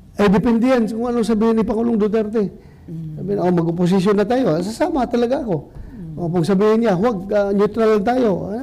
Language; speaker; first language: Filipino; non-native, local second language; Cebuano